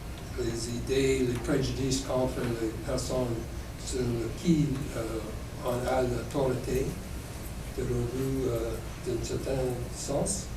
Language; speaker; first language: French; non-native, local second language; English